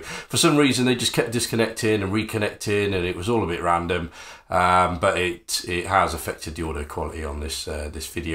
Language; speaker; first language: English; native; English